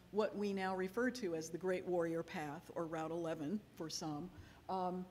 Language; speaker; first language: English; native; English